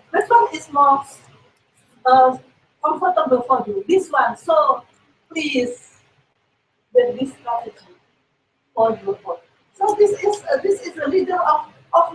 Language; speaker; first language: English; non-native, learner; Indonesian